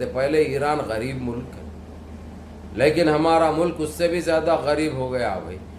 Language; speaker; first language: Urdu; native; Urdu